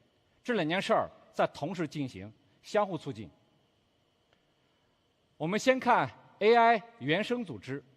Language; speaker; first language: Chinese; native; Chinese